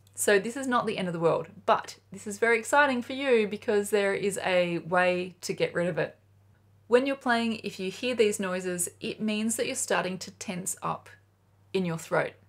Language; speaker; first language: English; native; English